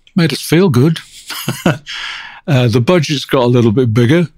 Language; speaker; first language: English; native; English